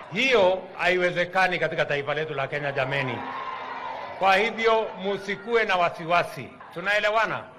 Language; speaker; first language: Swahili; native; Swahili